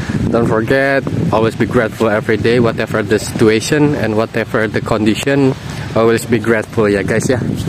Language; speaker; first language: English; non-native, learner; Indonesian